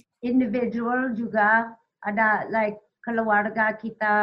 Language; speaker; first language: Indonesian; non-native, learner; English